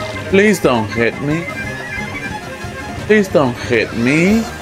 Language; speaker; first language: English; early bilingual, other home language; Spanish